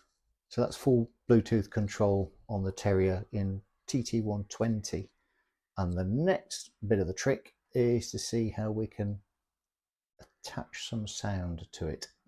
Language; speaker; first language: English; native; English